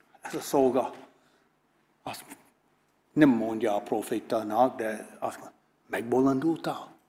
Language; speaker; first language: Hungarian; non-native, learner; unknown